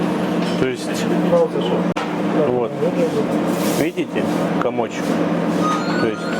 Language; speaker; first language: Russian; native; Russian